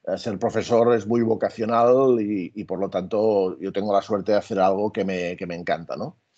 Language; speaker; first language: Spanish; native; Spanish